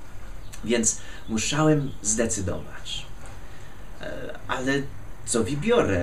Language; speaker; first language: Polish; non-native, fluent; English